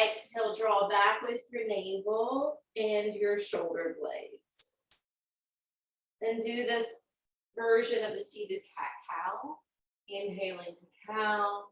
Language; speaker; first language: English; native; English